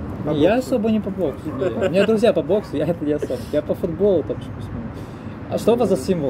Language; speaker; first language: Russian; native; Russian